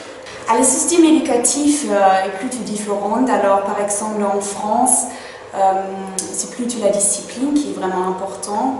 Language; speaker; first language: French; non-native, fluent; German